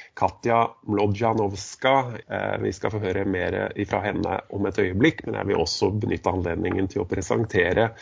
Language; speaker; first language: Norwegian; native; Norwegian